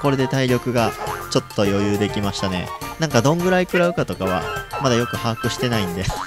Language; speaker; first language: Japanese; native; Japanese